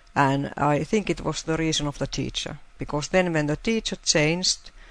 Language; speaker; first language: English; non-native, fluent; Finnish